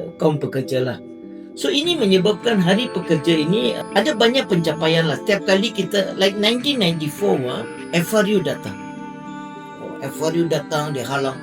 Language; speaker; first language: Malay; non-native, local second language; Tamil